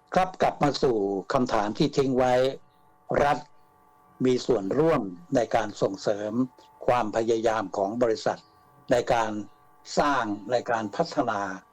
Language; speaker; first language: Thai; native; Thai